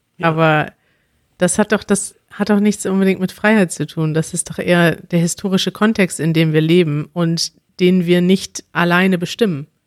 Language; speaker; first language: German; native; German